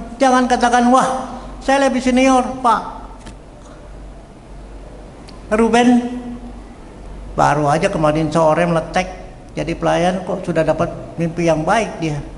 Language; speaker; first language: Indonesian; native; Indonesian